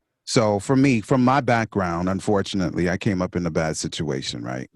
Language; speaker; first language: English; native; English